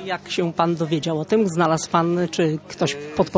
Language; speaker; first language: Polish; native; Polish